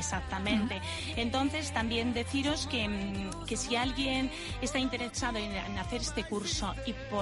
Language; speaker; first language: Spanish; native; Spanish